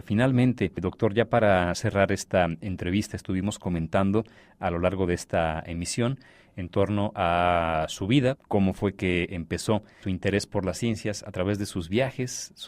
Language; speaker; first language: Spanish; native; Spanish